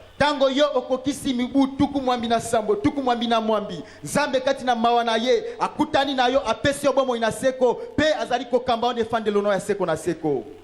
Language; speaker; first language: Lingala; native; Lingala